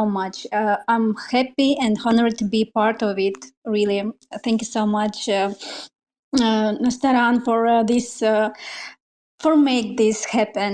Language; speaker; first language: English; non-native, fluent; Romanian